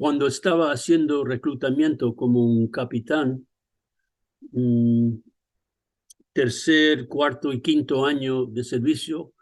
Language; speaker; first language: Spanish; early bilingual, other home language; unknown